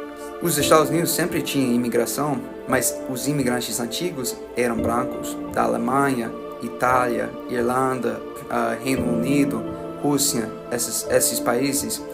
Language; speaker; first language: Portuguese; non-native, fluent; English